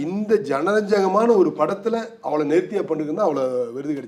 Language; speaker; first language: Tamil; native; Tamil